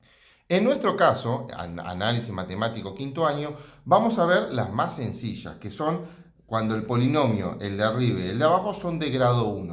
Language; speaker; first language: Spanish; native; Spanish